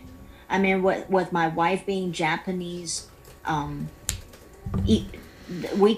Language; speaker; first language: English; non-native, local second language; Cantonese